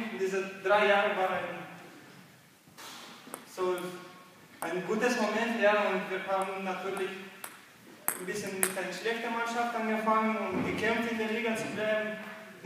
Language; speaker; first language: German; non-native, learner; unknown